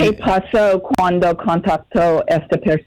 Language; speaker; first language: Spanish; non-native, fluent; English